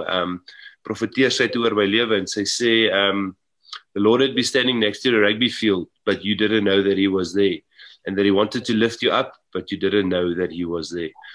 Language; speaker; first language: English; non-native, local second language; Afrikaans